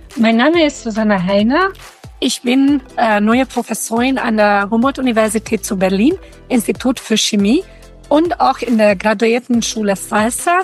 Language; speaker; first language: German; non-native, fluent; Hungarian